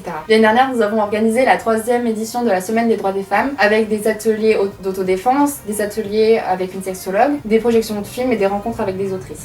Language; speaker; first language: French; native; French